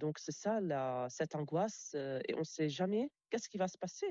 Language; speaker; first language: French; non-native, local second language; Arabic